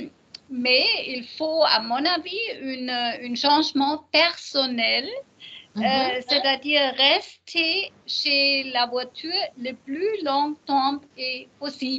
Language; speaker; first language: French; non-native, learner; German